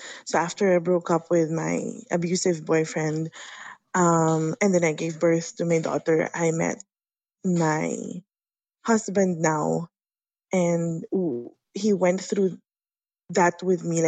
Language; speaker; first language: English; non-native, local second language; Filipino